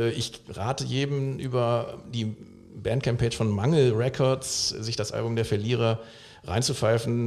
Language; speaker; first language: German; native; German